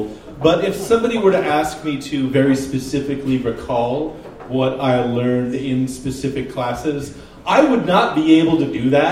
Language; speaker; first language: English; native; English